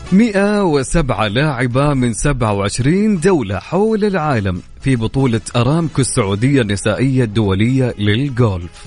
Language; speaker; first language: Arabic; native; Arabic